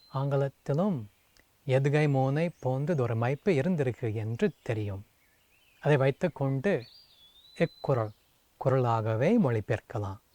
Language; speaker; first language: Tamil; non-native, fluent; English